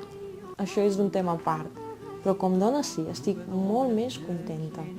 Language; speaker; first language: Catalan; non-native, fluent; Romanian